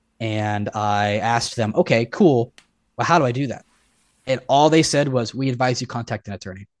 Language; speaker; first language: English; native; English